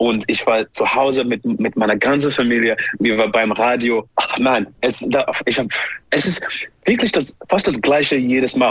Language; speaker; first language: German; non-native, learner; English